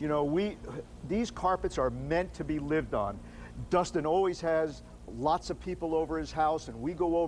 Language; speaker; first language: English; native; English